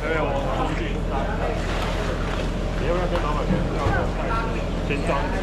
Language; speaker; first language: Chinese; native; Chinese